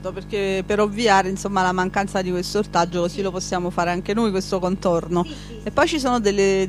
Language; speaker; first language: Italian; native; Italian